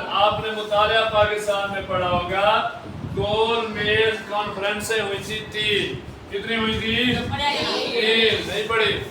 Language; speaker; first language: Urdu; non-native, local second language; Punjabi